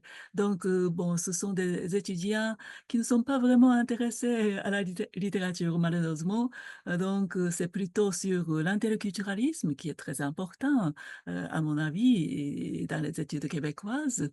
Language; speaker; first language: French; non-native, fluent; Japanese